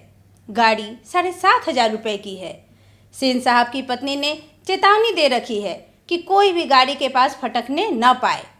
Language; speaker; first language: Hindi; native; Hindi